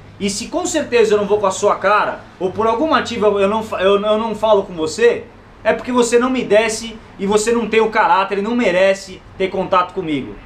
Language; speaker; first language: Portuguese; native; Portuguese